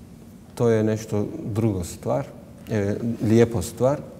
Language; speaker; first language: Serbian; non-native, learner; Turkish